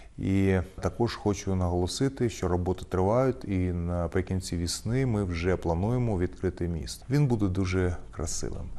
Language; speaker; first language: Ukrainian; non-native, local second language; Russian